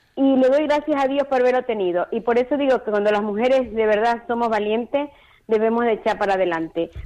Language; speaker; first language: Spanish; native; Spanish